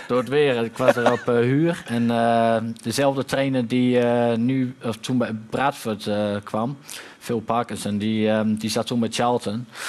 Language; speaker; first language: Dutch; native; Dutch